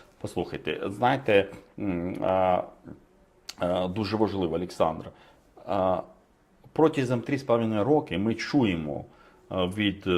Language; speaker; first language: Ukrainian; non-native, fluent; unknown